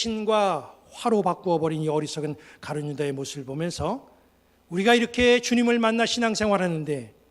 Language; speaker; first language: Korean; native; Korean